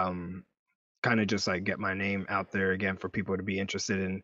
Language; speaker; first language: English; native; English